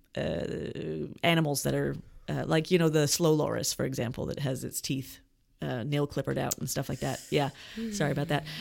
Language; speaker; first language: English; native; English